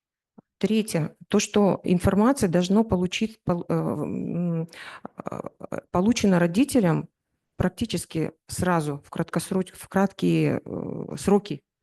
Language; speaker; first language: Russian; native; Russian